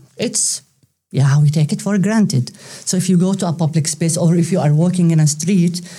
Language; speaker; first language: English; non-native, fluent; Arabic